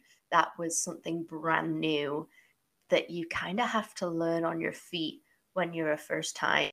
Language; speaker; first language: English; native; English